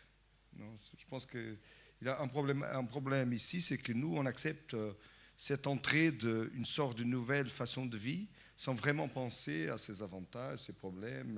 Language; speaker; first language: French; non-native, fluent; Portuguese